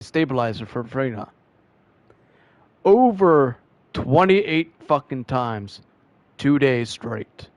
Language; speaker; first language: English; native; English